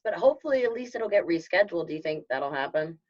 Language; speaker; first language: English; native; English